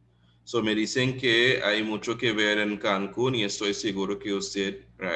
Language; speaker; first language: Spanish; non-native, fluent; English